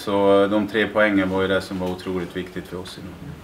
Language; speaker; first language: Swedish; native; Swedish